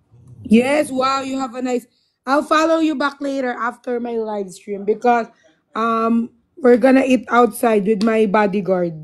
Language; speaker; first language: English; non-native, learner; Filipino